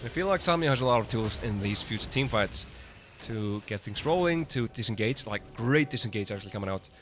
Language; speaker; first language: English; non-native, fluent; Icelandic